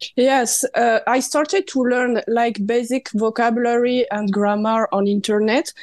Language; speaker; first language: English; non-native, learner; French